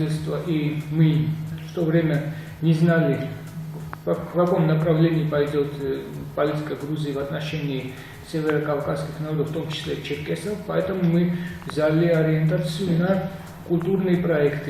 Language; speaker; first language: Russian; non-native, local second language; Georgian